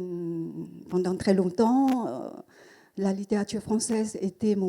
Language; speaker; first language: French; non-native, fluent; Vietnamese